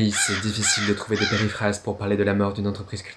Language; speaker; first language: French; native; French